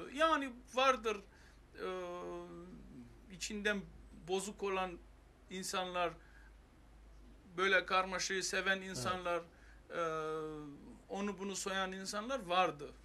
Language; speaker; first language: Turkish; non-native, fluent; Armenian